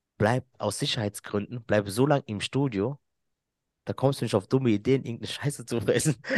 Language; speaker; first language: German; early bilingual, other home language; Arabic